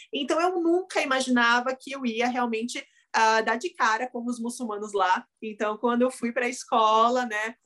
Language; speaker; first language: Portuguese; native; Portuguese